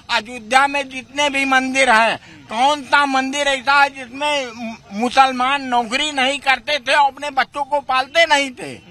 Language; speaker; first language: Hindi; native; Hindi